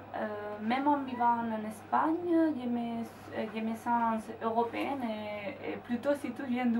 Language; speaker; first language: French; non-native, fluent; Spanish